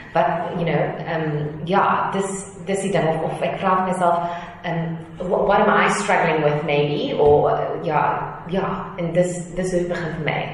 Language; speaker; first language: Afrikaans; non-native, local second language; English